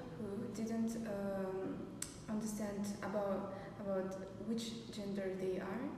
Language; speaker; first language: English; non-native, fluent; Kazakh